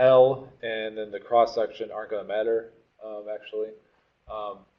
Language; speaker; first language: English; native; English